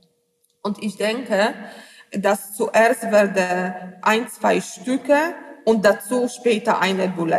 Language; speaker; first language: German; non-native, learner; Polish